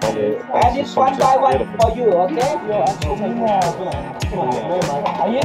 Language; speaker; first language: English; non-native, learner; Thai